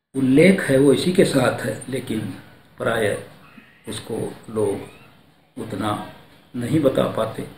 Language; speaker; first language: Hindi; native; Hindi